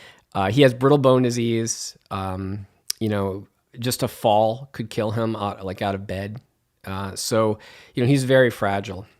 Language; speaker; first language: English; native; English